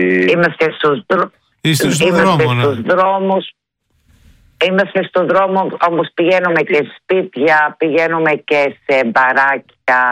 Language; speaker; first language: Greek; early bilingual, heritage; Greek